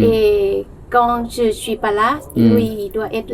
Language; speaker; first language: French; non-native, learner; Thai